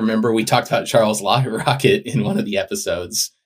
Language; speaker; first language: English; native; English